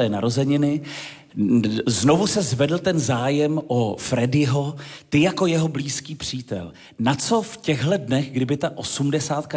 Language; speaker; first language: Czech; native; Czech